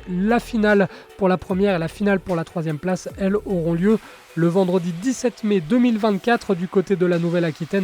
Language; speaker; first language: French; native; French